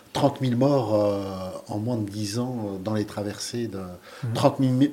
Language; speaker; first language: French; native; French